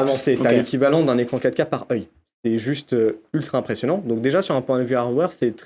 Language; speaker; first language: French; native; French